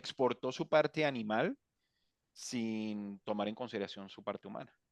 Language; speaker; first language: Spanish; native; Spanish